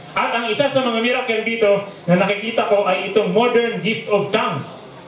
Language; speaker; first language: Filipino; non-native, local second language; Bikol